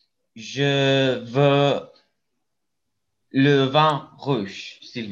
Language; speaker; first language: French; non-native, learner; Spanish